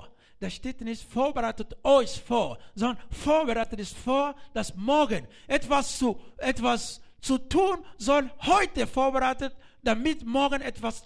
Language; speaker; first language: German; non-native, learner; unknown